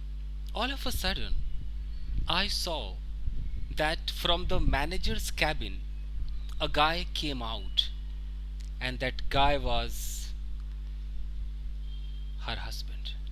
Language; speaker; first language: English; non-native, local second language; Hindi